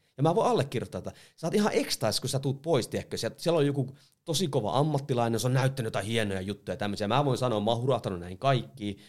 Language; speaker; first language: Finnish; native; Finnish